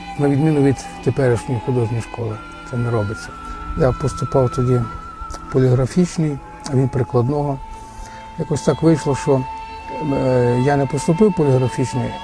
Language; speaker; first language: Ukrainian; native; Ukrainian